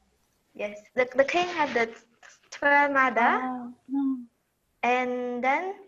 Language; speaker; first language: English; non-native, learner; Khmer